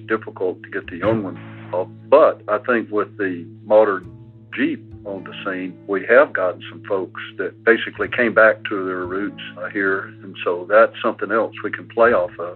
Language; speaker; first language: English; native; English